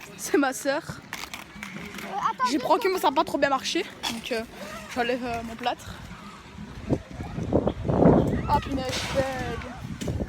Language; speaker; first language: French; native; French